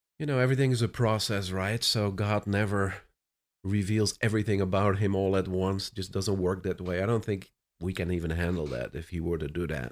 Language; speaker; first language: English; non-native, fluent; Dutch